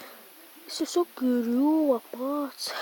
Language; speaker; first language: Lithuanian; native; Lithuanian